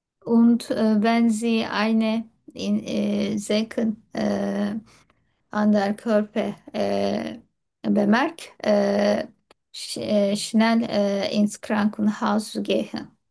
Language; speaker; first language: German; non-native, learner; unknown